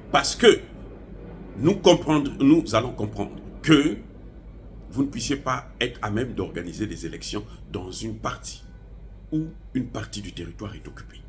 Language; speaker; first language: French; non-native, local second language; Lingala